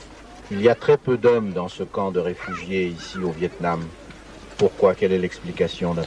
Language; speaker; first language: French; native; French